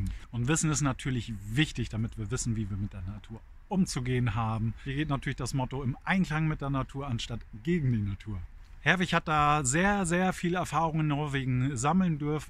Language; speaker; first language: German; native; German